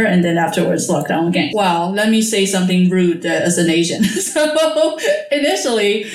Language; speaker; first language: English; non-native, fluent; Chinese